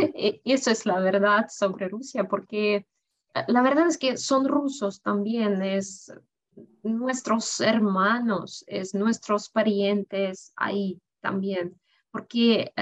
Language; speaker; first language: Spanish; non-native, fluent; Russian